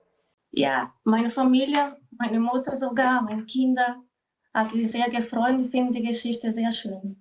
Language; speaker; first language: German; non-native, fluent; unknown